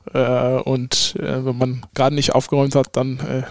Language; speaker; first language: German; non-native, fluent; Danish